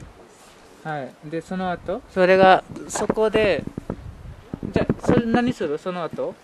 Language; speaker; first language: Japanese; non-native, learner; Hindi